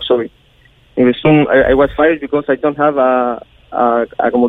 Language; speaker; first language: English; non-native, learner; Spanish